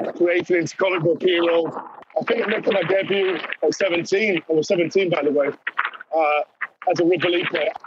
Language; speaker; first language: English; native; English